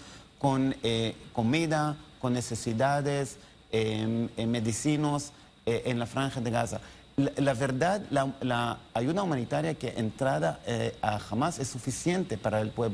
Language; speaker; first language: Spanish; non-native, learner; Hebrew